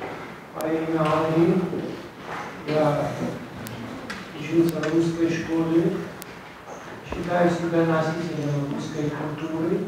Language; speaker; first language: Russian; non-native, local second language; Armenian